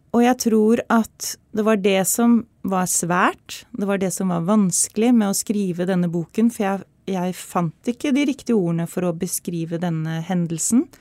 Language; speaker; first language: Norwegian; native; Norwegian